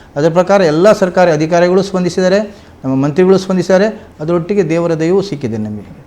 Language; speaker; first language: Kannada; non-native, local second language; Konkani